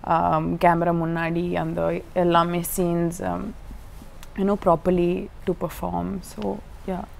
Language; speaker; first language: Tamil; non-native, learner; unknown